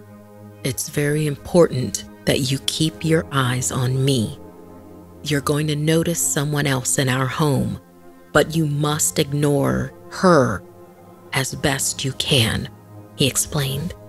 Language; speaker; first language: English; native; English